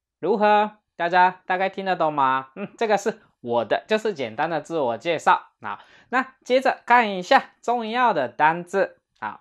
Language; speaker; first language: Chinese; non-native, fluent; Japanese